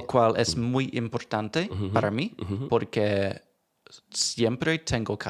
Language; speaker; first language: Spanish; non-native, learner; English